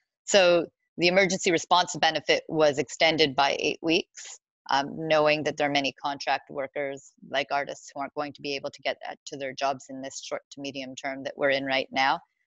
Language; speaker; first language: English; native; English